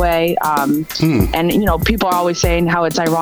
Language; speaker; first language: English; native; English